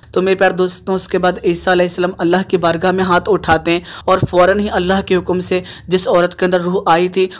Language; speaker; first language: Urdu; native; Urdu